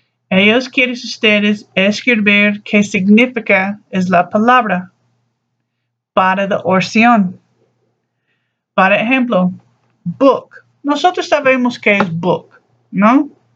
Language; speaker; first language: Spanish; non-native, learner; English